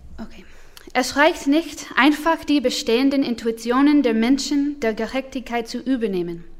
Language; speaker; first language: German; non-native, learner; English